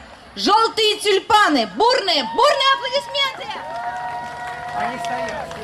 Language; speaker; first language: Russian; native; Russian